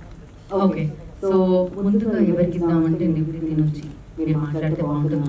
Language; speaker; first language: Telugu; native; Telugu